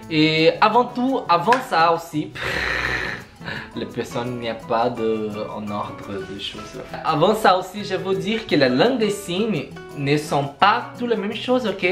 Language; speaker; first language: French; non-native, learner; Portuguese